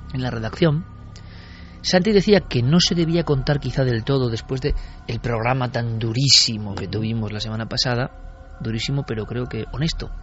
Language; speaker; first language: Spanish; native; Spanish